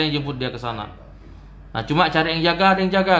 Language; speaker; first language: Indonesian; native; Indonesian